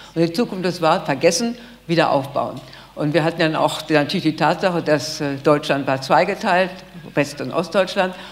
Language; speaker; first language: German; native; German